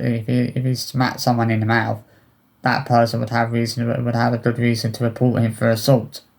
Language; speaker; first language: English; native; English